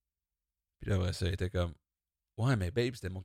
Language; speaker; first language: French; native; French